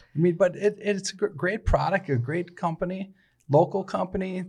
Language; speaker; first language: English; native; English